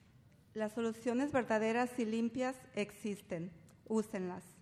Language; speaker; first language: Spanish; native; Spanish